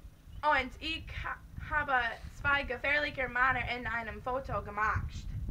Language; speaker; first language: German; non-native, learner; English